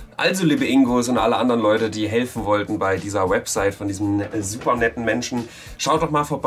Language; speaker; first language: German; native; German